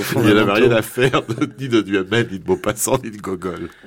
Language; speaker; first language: French; native; French